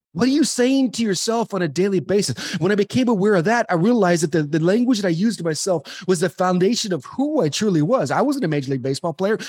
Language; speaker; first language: English; native; English